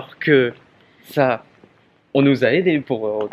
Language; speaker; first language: French; native; French